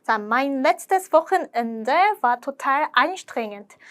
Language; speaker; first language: German; non-native, fluent; Korean